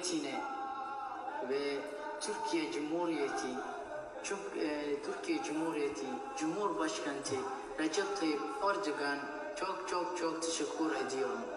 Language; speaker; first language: Turkish; non-native, learner; Somali